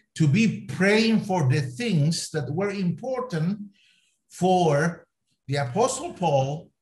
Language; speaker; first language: English; non-native, fluent; Spanish